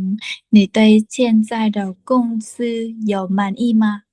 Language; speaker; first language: Chinese; non-native, learner; Vietnamese